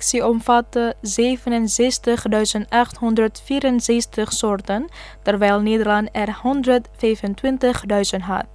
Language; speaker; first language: Dutch; non-native, fluent; Indonesian